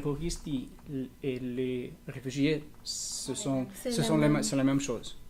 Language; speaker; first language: French; non-native, learner; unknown